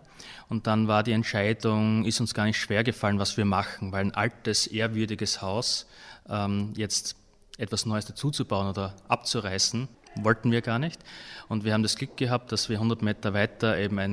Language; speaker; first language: German; native; German